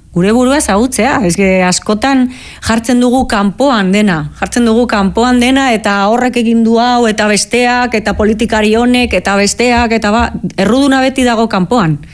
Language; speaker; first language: Basque; non-native, local second language; Spanish